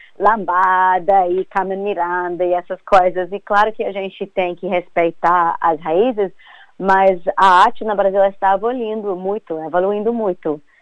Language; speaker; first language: Portuguese; non-native, fluent; English